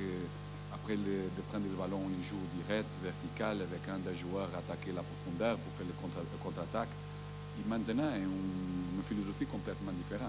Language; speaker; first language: French; non-native, learner; Portuguese